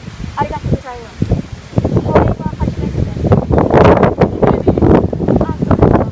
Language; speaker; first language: Japanese; non-native, learner; English